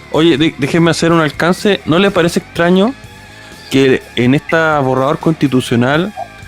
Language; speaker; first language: Spanish; native; Spanish